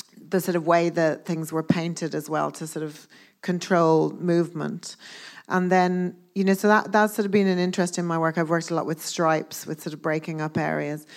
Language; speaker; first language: English; native; English